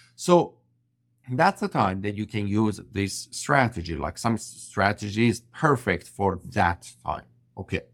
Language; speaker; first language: English; non-native, fluent; Persian